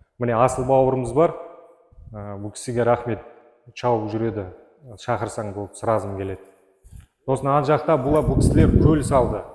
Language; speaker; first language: Kazakh; native; Kazakh